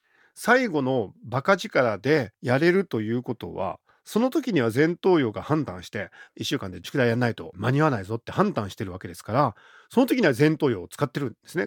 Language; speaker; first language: Japanese; native; Japanese